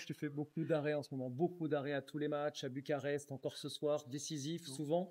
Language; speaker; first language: French; native; French